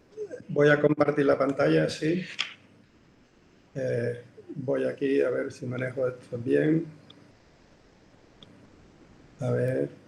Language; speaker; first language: Spanish; native; Spanish